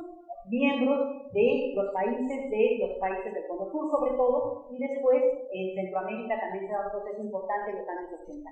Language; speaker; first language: Spanish; native; Spanish